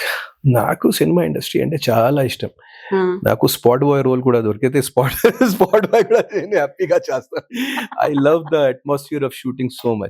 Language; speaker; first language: Telugu; non-native, fluent; Hindi